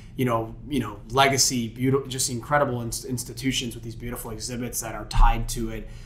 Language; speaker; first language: English; native; English